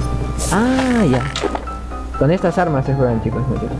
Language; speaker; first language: Spanish; native; Spanish